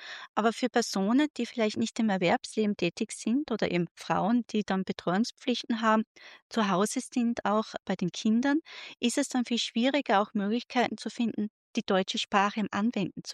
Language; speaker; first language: German; native; German